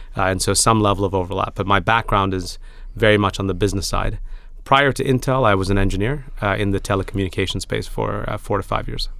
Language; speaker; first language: English; early bilingual, other home language; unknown